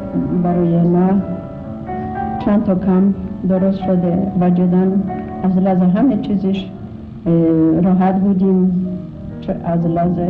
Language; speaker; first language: Persian; non-native, fluent; Polish